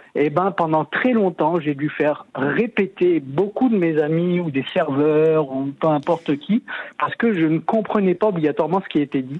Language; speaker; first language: French; native; French